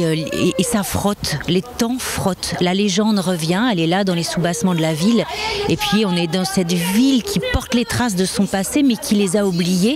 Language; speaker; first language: French; native; French